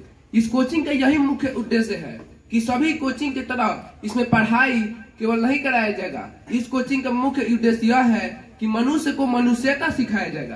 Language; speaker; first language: Hindi; native; Hindi